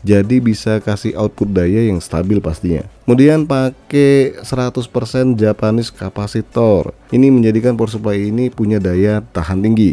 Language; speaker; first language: Indonesian; native; Indonesian